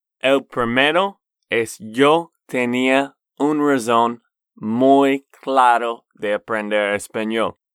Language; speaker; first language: Spanish; non-native, fluent; English